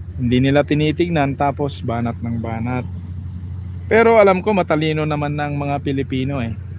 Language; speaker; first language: Filipino; non-native, local second language; Iloko